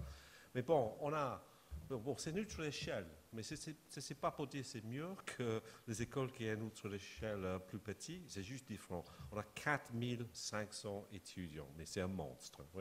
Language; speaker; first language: French; non-native, fluent; English